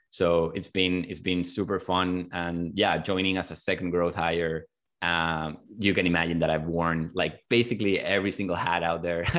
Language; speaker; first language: English; non-native, fluent; Spanish